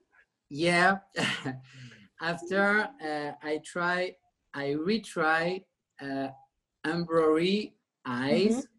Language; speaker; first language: English; non-native, learner; French